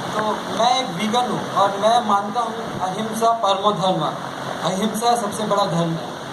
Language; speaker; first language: Hindi; non-native, local second language; Bangla